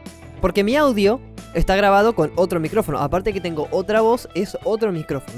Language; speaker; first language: Spanish; native; Spanish